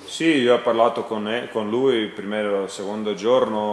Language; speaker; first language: Italian; non-native, learner; Croatian